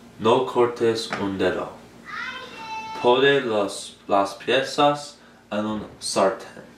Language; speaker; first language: Spanish; non-native, learner; English